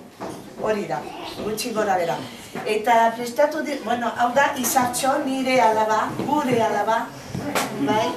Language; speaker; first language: Basque; non-native, local second language; French